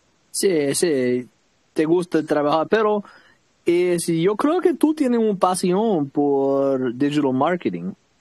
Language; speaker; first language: Spanish; non-native, learner; English